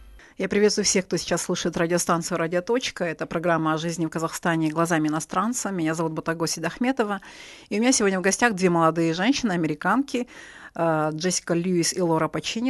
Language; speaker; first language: Russian; native; Russian